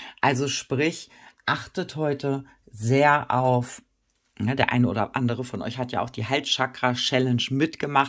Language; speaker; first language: German; native; German